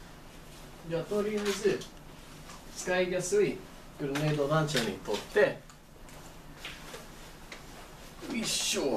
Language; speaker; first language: Japanese; non-native, learner; English